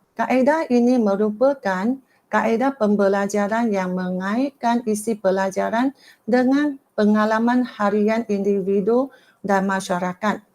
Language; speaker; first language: Malay; non-native, local second language; Chinese